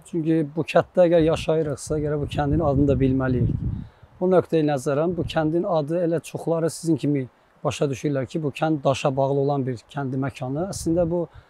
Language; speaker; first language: Azerbaijani; non-native, local second language; Talysh